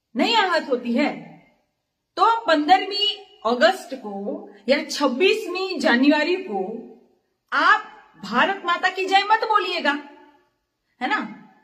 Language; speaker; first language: Hindi; native; Hindi